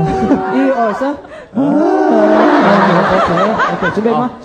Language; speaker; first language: Chinese; non-native, learner; Korean